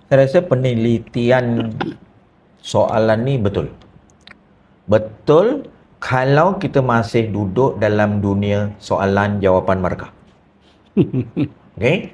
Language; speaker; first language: Malay; native; Malay